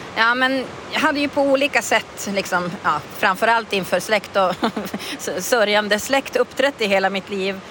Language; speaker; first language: Swedish; native; Swedish